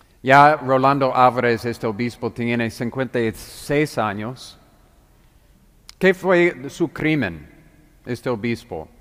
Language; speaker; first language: Spanish; non-native, fluent; English